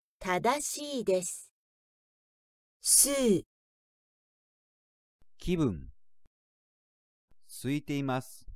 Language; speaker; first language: Japanese; non-native, learner; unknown